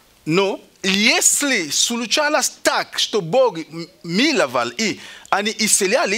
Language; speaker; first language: Russian; native; Russian